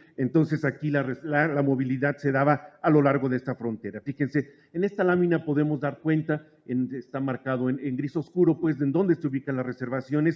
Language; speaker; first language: Spanish; native; Spanish